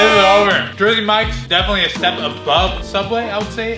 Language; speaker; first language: English; native; English